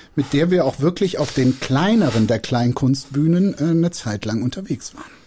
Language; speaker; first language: German; native; German